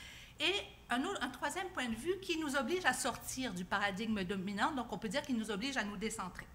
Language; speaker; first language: French; native; French